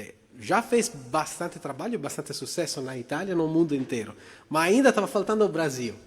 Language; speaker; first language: Portuguese; non-native, fluent; Italian